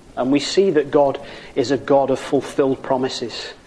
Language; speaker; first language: English; native; English